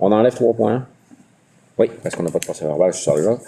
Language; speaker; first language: French; native; French